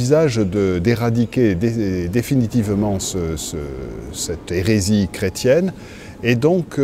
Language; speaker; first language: French; native; French